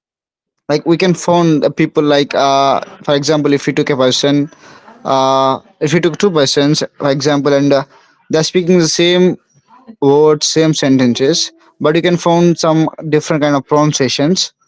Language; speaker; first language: English; non-native, local second language; Hindi